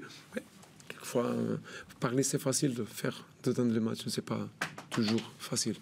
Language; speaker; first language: French; non-native, learner; Portuguese